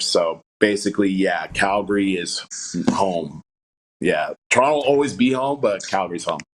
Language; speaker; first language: English; native; English